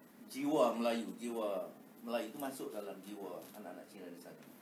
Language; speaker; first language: Malay; native; Malay